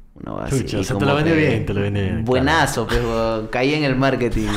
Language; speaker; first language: Spanish; native; Spanish